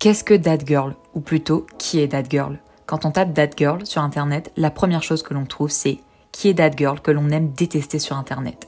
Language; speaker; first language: French; native; French